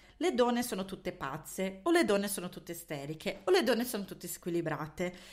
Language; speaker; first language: Italian; native; Italian